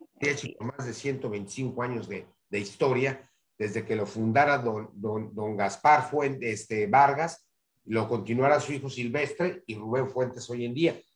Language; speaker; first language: Spanish; native; Spanish